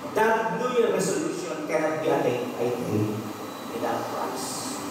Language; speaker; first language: English; non-native, local second language; Filipino